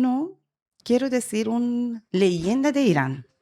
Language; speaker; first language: Spanish; non-native, learner; Persian